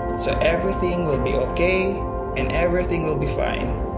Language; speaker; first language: English; non-native, local second language; Cebuano